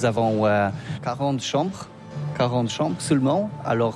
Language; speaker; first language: French; non-native, learner; Polish